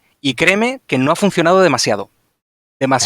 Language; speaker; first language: Spanish; native; Spanish